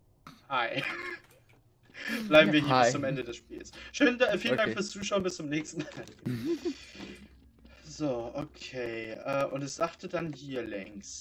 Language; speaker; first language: German; native; German